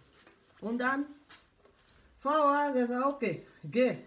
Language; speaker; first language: German; non-native, learner; French